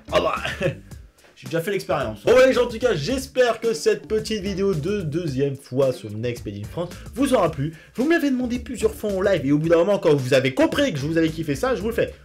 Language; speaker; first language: French; native; French